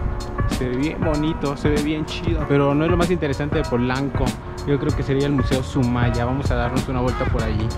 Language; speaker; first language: Spanish; native; Spanish